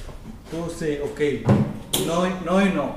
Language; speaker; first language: Italian; non-native, learner; Filipino